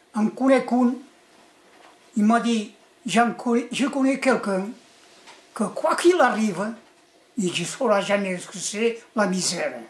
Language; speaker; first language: French; early bilingual, other home language; Spanish